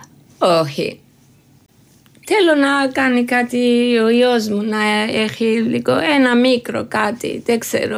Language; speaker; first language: Greek; non-native, learner; Georgian